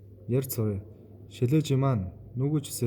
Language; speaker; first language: Korean; non-native, fluent; Mongolian